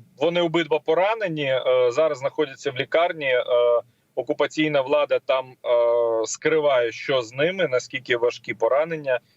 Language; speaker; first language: Ukrainian; non-native, local second language; Russian